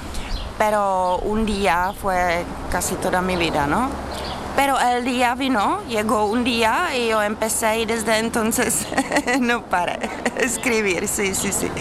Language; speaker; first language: Spanish; non-native, fluent; Czech